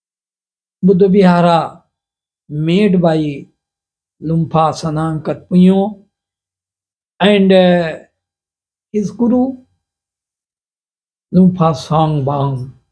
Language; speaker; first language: English; non-native, local second language; Hindi